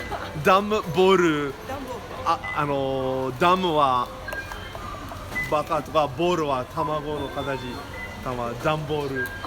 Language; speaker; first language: Japanese; non-native, learner; English